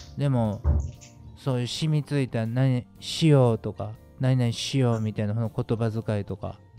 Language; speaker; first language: Japanese; native; Japanese